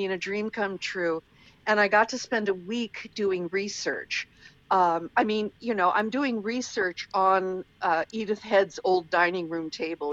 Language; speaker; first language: English; native; English